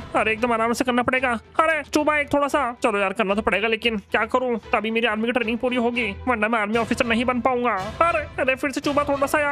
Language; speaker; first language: Hindi; native; Hindi